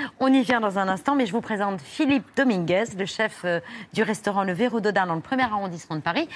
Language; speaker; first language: French; native; French